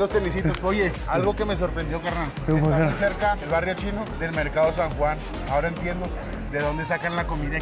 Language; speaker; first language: Spanish; native; Spanish